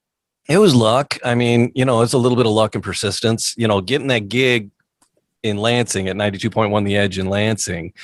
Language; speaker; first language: English; native; English